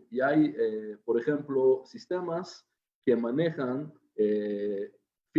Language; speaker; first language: Spanish; non-native, fluent; Hebrew